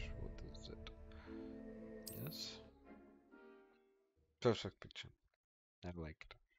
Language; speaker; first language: English; non-native, learner; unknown